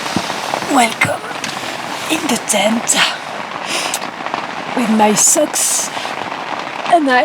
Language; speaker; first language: English; non-native, fluent; French